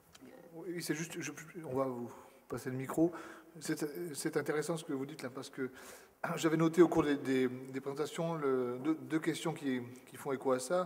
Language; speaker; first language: French; native; French